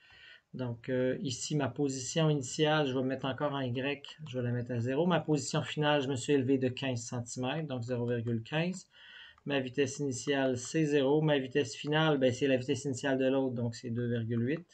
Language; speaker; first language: French; native; French